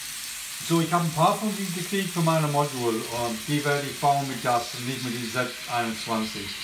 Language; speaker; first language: German; non-native, learner; English